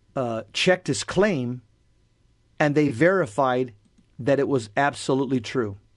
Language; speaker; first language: English; early bilingual, other home language; Spanish